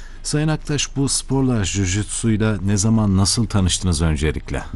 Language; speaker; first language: Turkish; native; Turkish